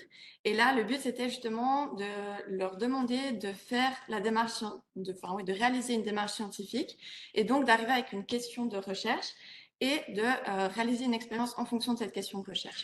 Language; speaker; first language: French; native; French